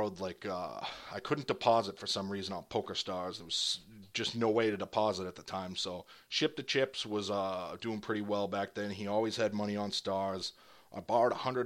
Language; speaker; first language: English; native; English